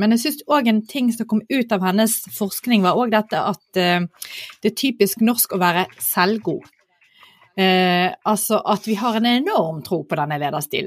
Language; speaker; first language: Norwegian; native; Norwegian